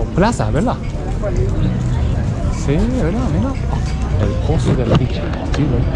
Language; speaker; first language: Spanish; non-native, learner; Japanese